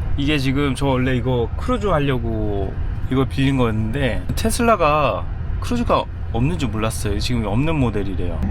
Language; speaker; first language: Korean; native; Korean